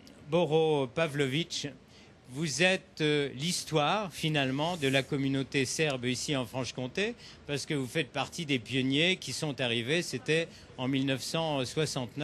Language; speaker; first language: French; native; French